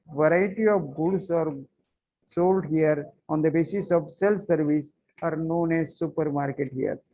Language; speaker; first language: English; non-native, local second language; Marathi